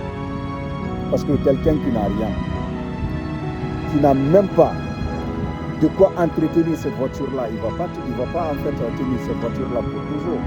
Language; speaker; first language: French; non-native, local second language; Fula